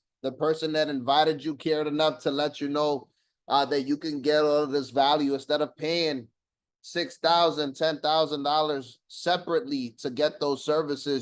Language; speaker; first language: English; native; English